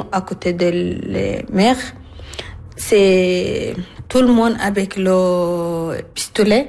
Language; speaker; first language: French; non-native, learner; Arabic